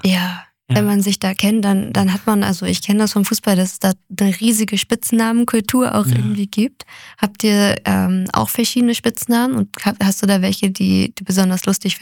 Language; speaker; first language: German; native; German